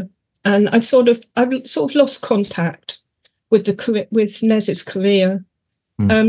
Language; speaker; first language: English; native; English